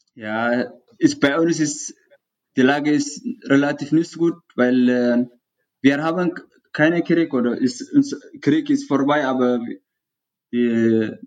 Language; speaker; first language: German; non-native, fluent; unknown